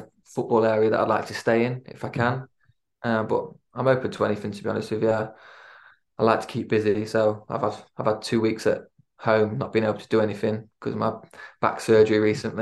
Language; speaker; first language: English; native; English